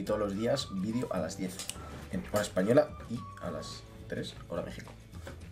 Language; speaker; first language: Spanish; native; Spanish